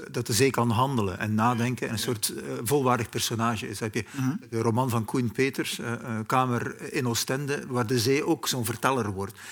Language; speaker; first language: Dutch; native; Dutch